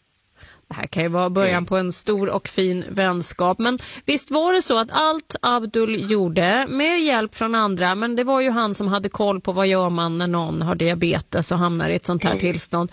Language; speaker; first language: Swedish; native; Swedish